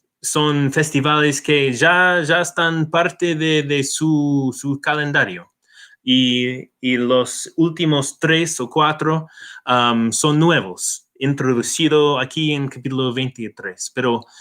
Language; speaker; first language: Spanish; non-native, fluent; English